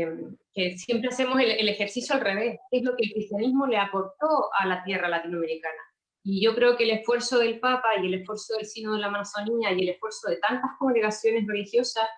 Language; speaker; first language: Spanish; native; Spanish